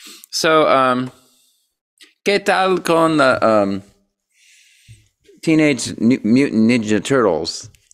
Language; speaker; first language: Spanish; non-native, learner; English